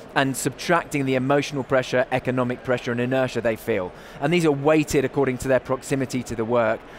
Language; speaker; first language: English; native; English